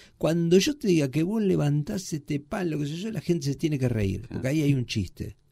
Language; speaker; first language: Spanish; native; Spanish